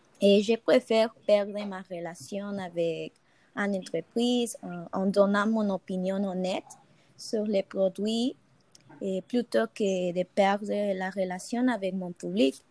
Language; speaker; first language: French; non-native, fluent; Spanish